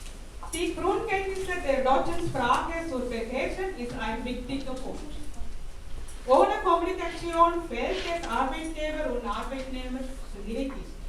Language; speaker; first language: German; non-native, fluent; Tamil